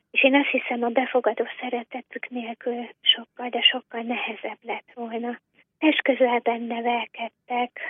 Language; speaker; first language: Hungarian; native; Hungarian